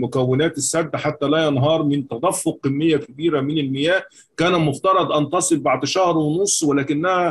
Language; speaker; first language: Arabic; native; Arabic